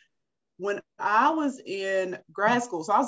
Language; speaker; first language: English; native; English